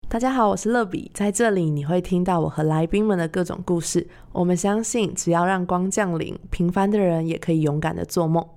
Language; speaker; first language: Chinese; native; Chinese